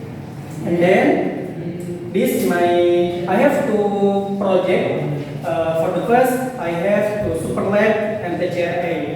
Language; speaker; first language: English; non-native, learner; Indonesian